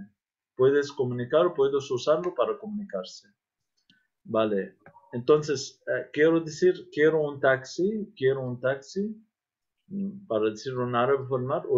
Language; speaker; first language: Spanish; non-native, fluent; Arabic